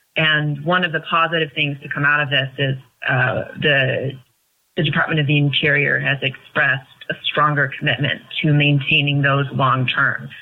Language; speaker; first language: English; native; English